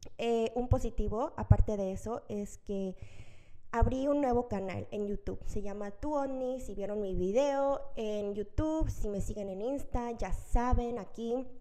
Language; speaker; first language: Spanish; early bilingual, other home language; Korean